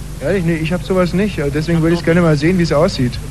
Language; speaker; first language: German; native; German